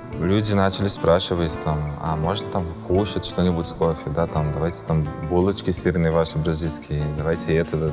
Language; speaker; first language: Russian; non-native, fluent; Portuguese